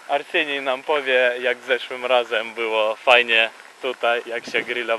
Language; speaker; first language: Polish; non-native, fluent; Russian